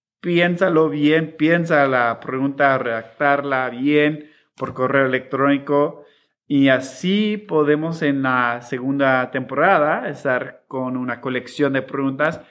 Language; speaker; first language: Spanish; non-native, fluent; English